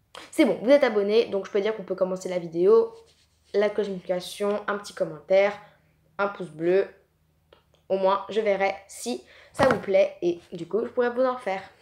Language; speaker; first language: French; native; French